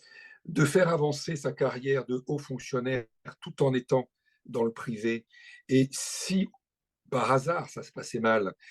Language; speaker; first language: French; native; French